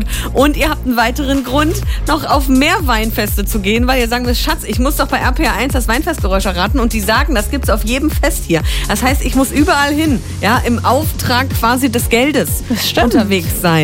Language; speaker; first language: German; native; German